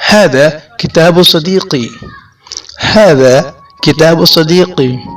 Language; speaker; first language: Arabic; non-native, fluent; Urdu